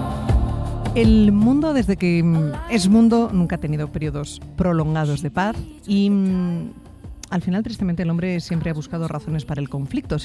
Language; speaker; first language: Spanish; native; Spanish